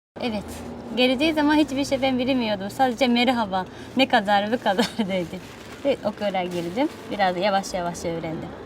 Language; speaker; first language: Turkish; non-native, learner; Japanese